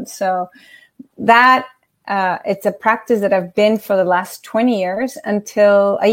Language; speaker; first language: English; non-native, fluent; Spanish